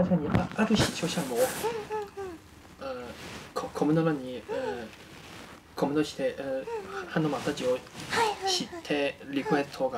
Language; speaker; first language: Japanese; non-native, fluent; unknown